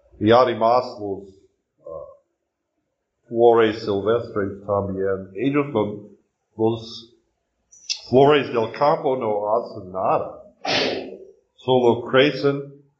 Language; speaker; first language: Spanish; non-native, learner; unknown